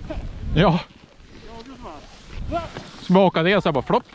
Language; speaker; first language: Swedish; native; Swedish